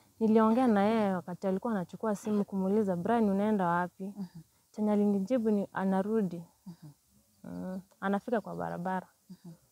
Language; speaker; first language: Swahili; native; Swahili